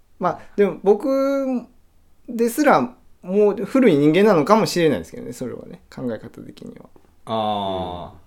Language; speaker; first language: Japanese; native; Japanese